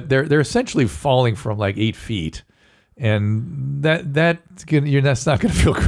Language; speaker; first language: English; native; English